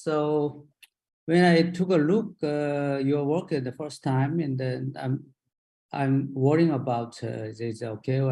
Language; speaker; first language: English; non-native, learner; Japanese